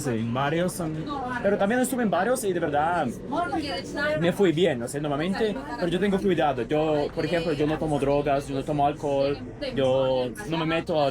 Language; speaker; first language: Spanish; non-native, fluent; Russian